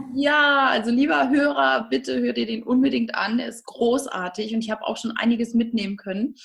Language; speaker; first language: German; native; German